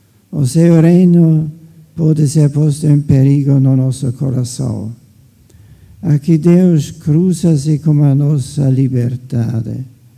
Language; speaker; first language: Portuguese; non-native, fluent; German